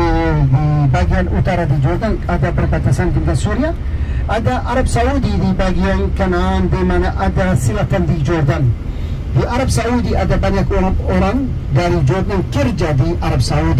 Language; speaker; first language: Indonesian; non-native, learner; Arabic